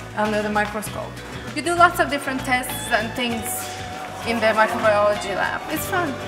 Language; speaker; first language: English; non-native, fluent; Swedish